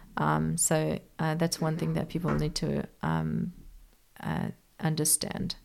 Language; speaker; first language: English; early bilingual, other home language; Persian